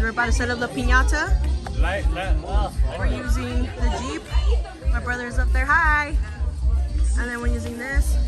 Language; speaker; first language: English; early bilingual, other home language; Spanish